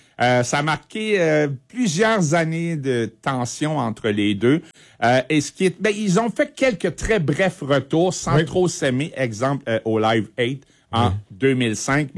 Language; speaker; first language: French; native; French